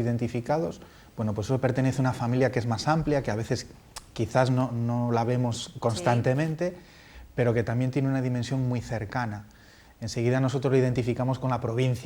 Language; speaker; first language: Spanish; native; Spanish